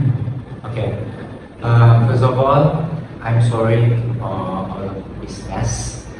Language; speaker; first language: English; non-native, fluent; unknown